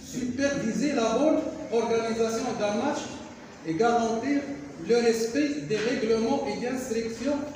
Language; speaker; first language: French; non-native, local second language; Arabic